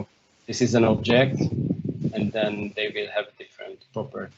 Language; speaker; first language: English; non-native, fluent; Hungarian